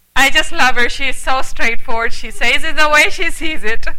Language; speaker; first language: English; early bilingual, heritage; English